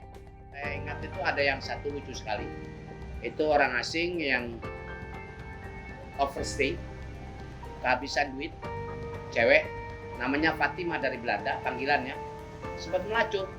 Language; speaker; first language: Indonesian; non-native, local second language; Javanese